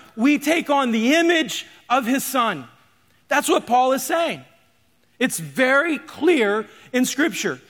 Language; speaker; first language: English; native; English